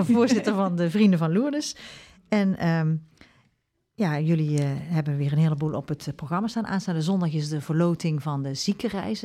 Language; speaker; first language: Dutch; native; Dutch